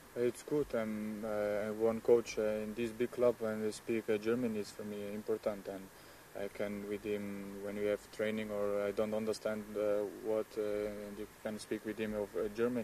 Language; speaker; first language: English; non-native, learner; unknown